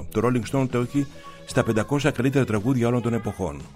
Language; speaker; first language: Greek; native; Greek